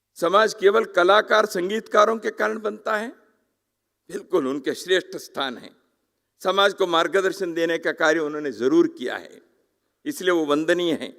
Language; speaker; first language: Hindi; non-native, local second language; Kannada